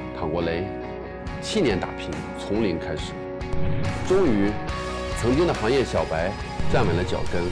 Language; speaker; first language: Chinese; native; Chinese